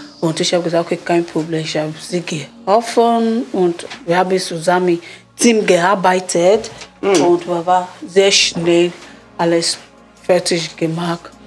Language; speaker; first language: German; non-native, learner; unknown